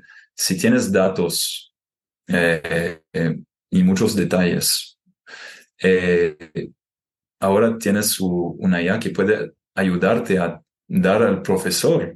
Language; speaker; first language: Spanish; non-native, fluent; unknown